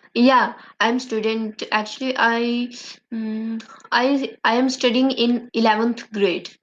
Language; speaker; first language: English; non-native, learner; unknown